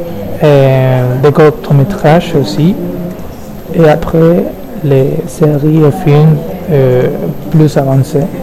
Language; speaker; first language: French; non-native, learner; Spanish